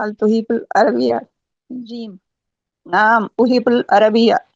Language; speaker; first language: Arabic; non-native, learner; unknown